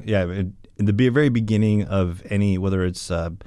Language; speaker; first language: English; native; English